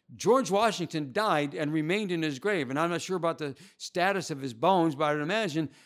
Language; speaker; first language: English; native; English